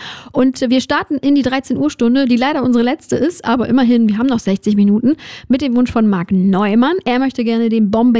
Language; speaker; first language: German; native; German